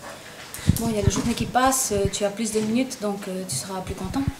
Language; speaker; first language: French; non-native, learner; Spanish